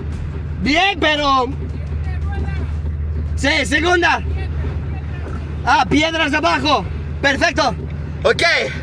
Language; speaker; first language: Spanish; non-native, learner; English